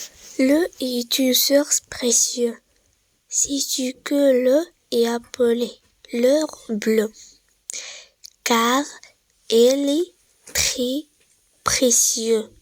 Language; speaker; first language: French; non-native, local second language; Arabic